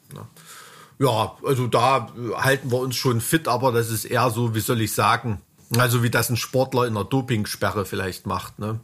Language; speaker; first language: German; native; German